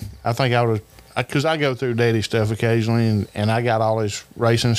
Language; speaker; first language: English; native; English